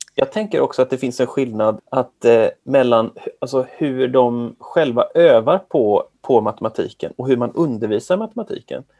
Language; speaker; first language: Swedish; native; Swedish